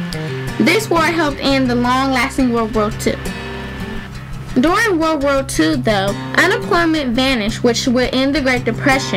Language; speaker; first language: English; native; English